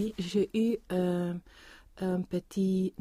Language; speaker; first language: French; non-native, learner; Swedish